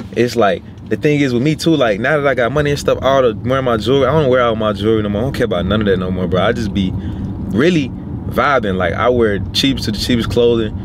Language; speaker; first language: English; native; English